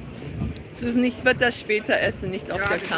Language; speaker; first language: German; non-native, learner; English